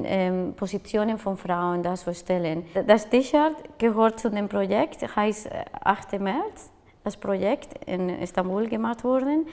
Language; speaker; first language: German; non-native, fluent; Spanish